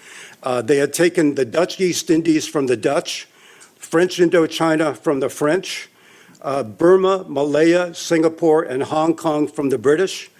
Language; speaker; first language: English; native; English